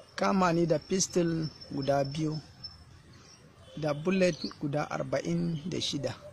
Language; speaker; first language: Hausa; non-native, local second language; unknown